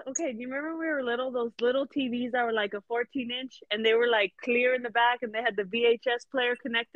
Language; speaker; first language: English; early bilingual, other home language; Spanish